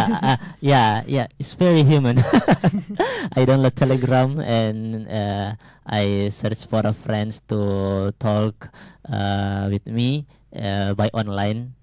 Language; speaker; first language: English; non-native, learner; Indonesian